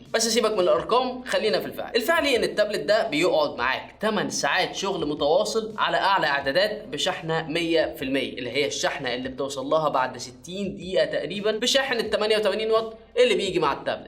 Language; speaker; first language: Arabic; native; Arabic